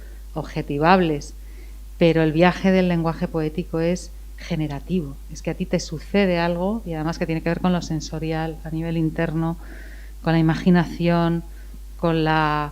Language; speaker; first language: Spanish; native; Spanish